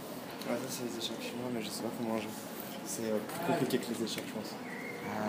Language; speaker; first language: French; native; French